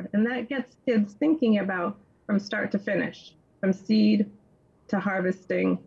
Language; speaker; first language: English; native; English